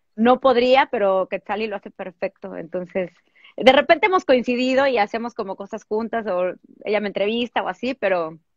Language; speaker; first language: Spanish; native; Spanish